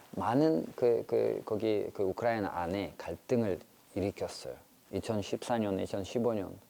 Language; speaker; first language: Korean; non-native, fluent; Russian